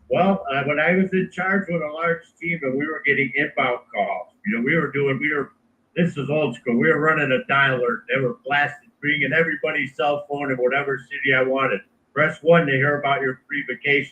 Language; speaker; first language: English; native; English